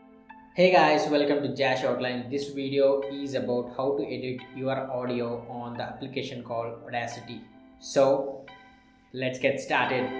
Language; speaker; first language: English; non-native, local second language; Telugu